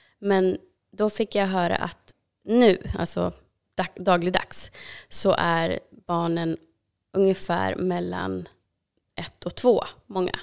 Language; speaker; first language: Swedish; native; Swedish